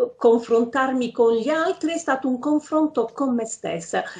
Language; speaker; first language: Italian; native; Italian